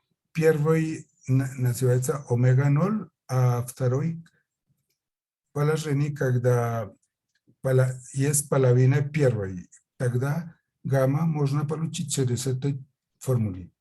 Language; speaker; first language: Russian; non-native, fluent; Spanish